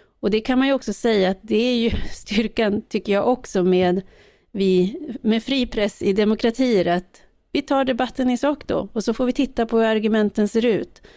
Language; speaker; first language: Swedish; native; Swedish